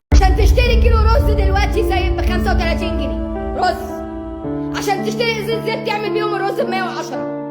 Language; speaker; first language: Arabic; native; Arabic